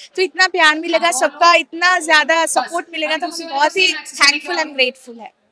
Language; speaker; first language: Hindi; non-native, local second language; Bangla